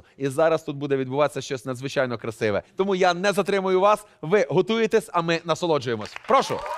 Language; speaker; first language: Ukrainian; native; Ukrainian